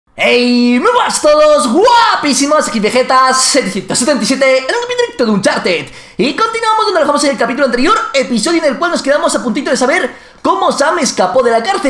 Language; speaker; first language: Spanish; native; Spanish